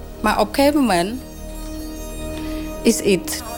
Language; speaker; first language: Dutch; non-native, learner; Khmer